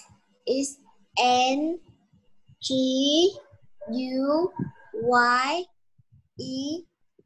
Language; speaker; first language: English; non-native, learner; Vietnamese